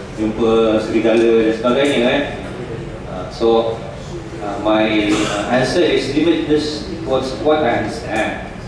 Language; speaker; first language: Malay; non-native, local second language; Central Dusun